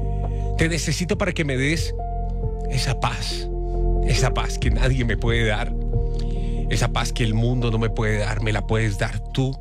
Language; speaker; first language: Spanish; native; Spanish